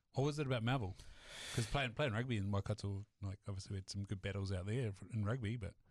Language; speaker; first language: English; native; English